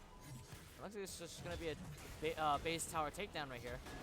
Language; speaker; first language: English; native; English